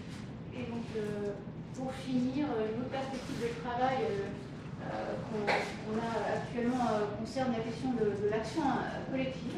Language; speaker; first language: French; native; French